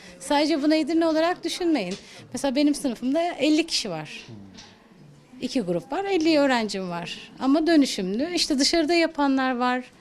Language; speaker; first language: Turkish; native; Turkish